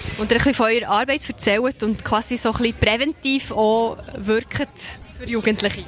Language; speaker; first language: German; native; German